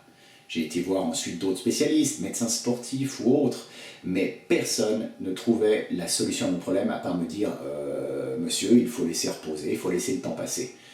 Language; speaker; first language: French; native; French